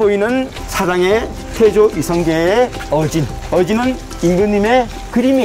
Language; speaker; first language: Korean; native; Korean